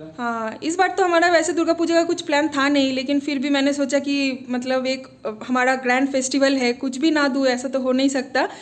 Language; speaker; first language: Hindi; non-native, local second language; Bangla